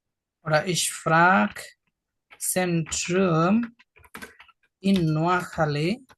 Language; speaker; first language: German; non-native, fluent; Bangla